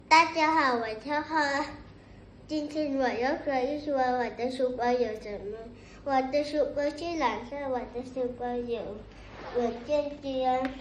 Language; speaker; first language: Chinese; non-native, learner; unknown